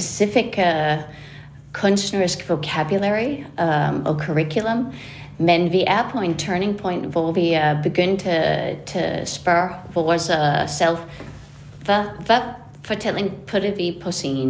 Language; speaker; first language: Danish; non-native, fluent; English